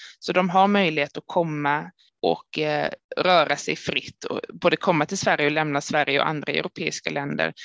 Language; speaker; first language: Swedish; native; Swedish